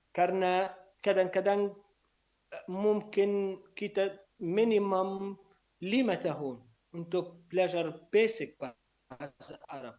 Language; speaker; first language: Indonesian; non-native, learner; Arabic